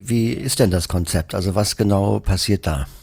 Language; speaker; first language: German; native; German